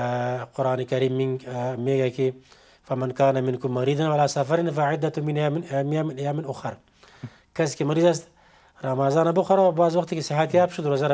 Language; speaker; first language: Persian; native; Persian